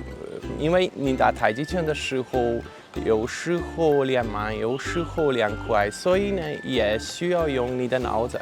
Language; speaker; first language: Chinese; non-native, fluent; Hungarian